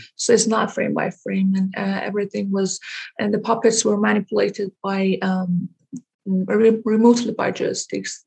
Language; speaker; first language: English; non-native, fluent; Persian